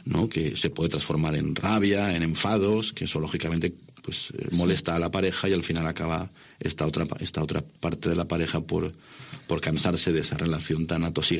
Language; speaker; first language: Spanish; native; Spanish